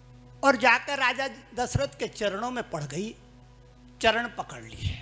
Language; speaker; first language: Hindi; native; Hindi